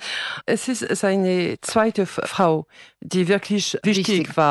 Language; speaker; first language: German; non-native, fluent; French